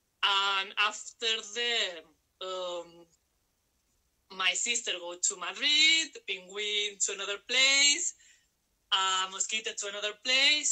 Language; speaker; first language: English; non-native, learner; Spanish